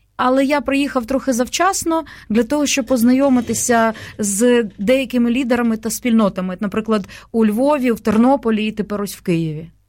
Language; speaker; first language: Ukrainian; native; Ukrainian